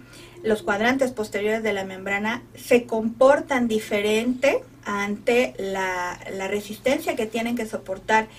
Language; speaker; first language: Spanish; native; Spanish